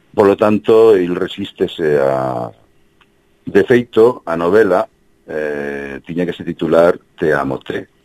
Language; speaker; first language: Galician; early bilingual, heritage; Galician